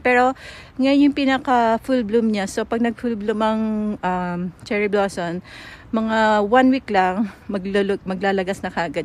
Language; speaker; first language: Filipino; native; Filipino